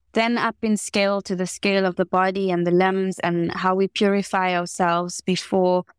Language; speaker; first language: English; native; English